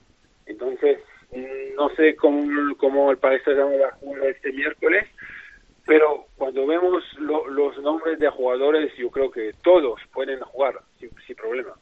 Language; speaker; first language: Spanish; non-native, fluent; French